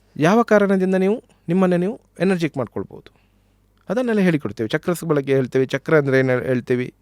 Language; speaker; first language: Kannada; native; Kannada